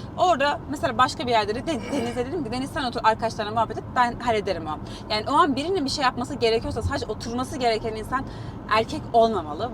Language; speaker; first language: Turkish; native; Turkish